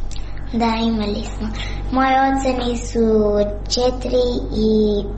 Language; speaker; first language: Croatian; non-native, learner; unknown